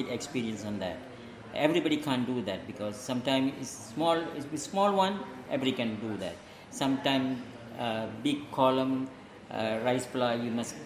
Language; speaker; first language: English; non-native, local second language; Tamil